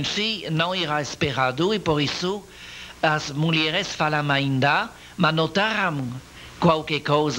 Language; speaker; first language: Portuguese; non-native, learner; French